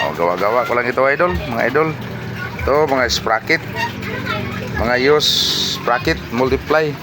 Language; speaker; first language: Filipino; non-native, local second language; Cebuano